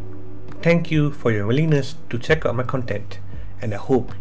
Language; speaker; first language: English; non-native, local second language; Tamil